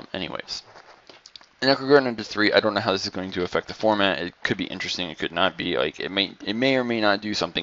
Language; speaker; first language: English; native; English